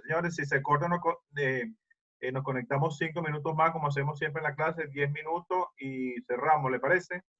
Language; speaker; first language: Spanish; native; Spanish